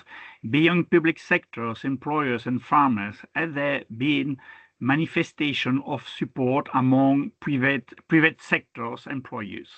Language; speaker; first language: English; non-native, fluent; French